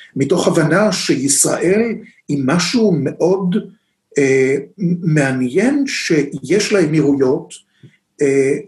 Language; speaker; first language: Hebrew; native; Hebrew